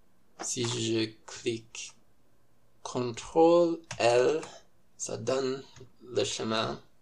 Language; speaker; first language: French; non-native, fluent; English